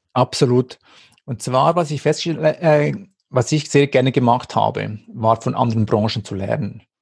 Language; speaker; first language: German; early bilingual, other home language; Greek